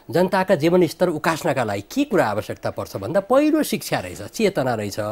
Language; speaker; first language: Nepali; native; Nepali